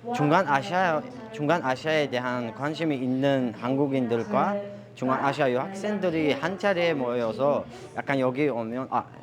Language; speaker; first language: Korean; non-native, fluent; Tajik